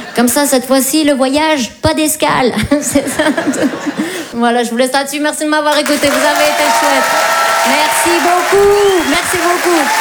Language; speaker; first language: French; native; French